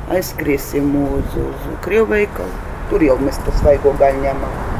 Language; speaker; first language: Latvian; native; Latvian